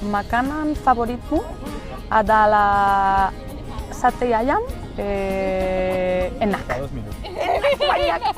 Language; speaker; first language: Indonesian; non-native, learner; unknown